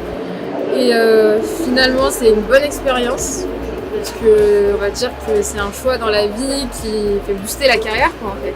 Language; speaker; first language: French; native; French